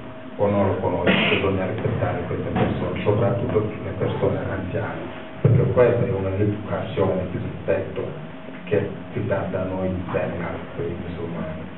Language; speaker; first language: Italian; non-native, fluent; Wolof